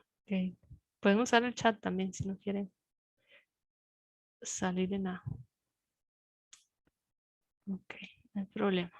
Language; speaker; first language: Spanish; native; Spanish